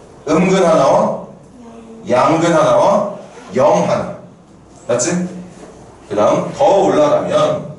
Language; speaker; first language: Korean; native; Korean